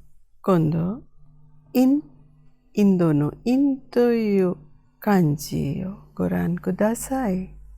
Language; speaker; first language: Japanese; non-native, fluent; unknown